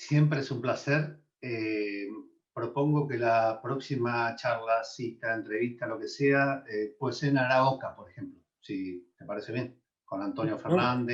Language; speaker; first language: Spanish; native; Spanish